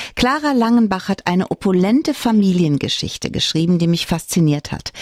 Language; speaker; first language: German; non-native, fluent; Russian